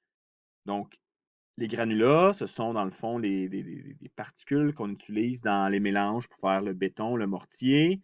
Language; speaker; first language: French; native; French